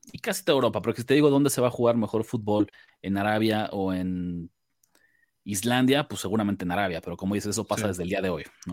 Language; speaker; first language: Spanish; native; Spanish